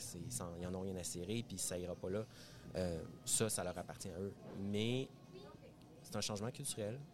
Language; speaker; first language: French; native; French